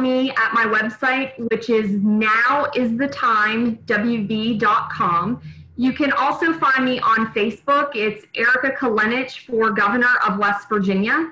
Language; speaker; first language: English; native; English